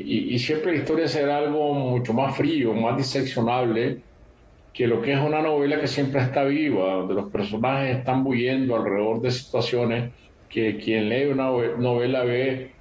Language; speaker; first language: Spanish; native; Spanish